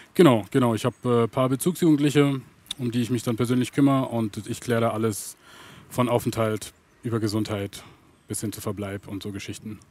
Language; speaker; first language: German; early bilingual, other home language; Arabic